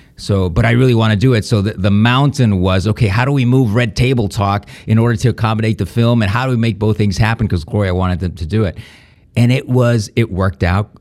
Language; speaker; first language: English; non-native, fluent; Spanish